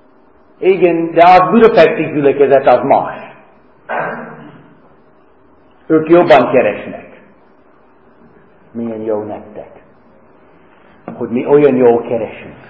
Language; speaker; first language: Hungarian; non-native, fluent; English